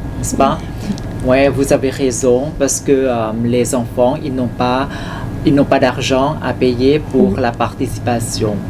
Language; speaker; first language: French; non-native, fluent; Thai